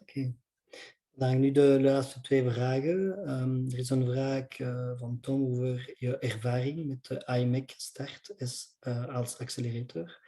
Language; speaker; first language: Dutch; non-native, local second language; French